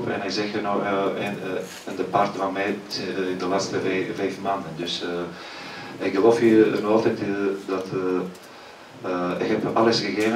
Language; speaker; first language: Dutch; non-native, fluent; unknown